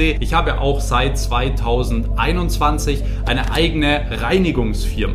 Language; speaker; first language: German; native; German